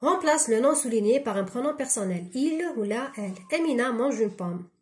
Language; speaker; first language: French; non-native, local second language; Arabic